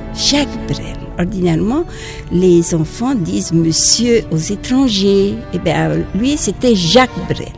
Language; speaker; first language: French; non-native, local second language; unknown